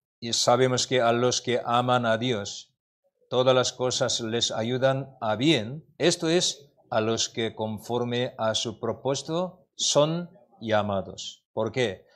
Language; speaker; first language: Spanish; non-native, learner; Korean